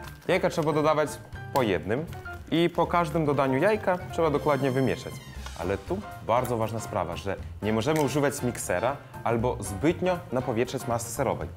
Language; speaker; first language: Polish; native; Polish